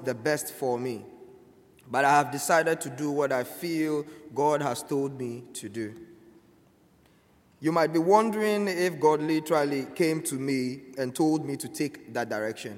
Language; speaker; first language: English; non-native, local second language; Akan